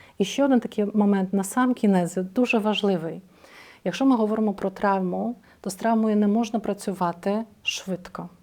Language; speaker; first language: Ukrainian; native; Ukrainian